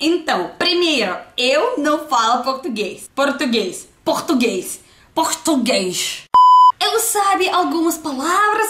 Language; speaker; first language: Portuguese; non-native, learner; Russian